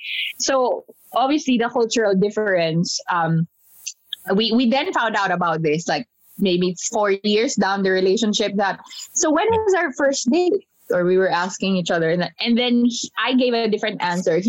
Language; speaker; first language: English; non-native, local second language; Filipino